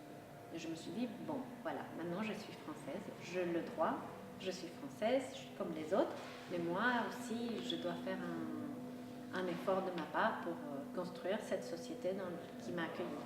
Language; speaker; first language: French; non-native, local second language; Spanish